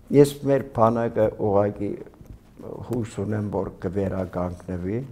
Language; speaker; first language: Armenian; early bilingual, heritage; Armenian